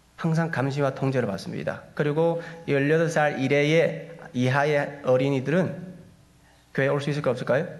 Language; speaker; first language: Korean; native; Korean